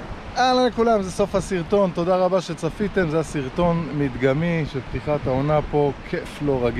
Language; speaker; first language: Hebrew; native; Hebrew